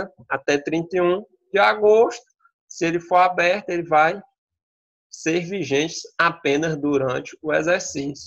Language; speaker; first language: Portuguese; native; Portuguese